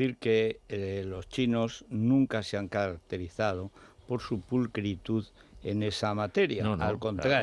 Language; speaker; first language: Spanish; native; Spanish